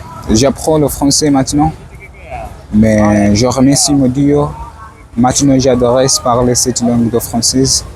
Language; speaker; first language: French; non-native, learner; Swahili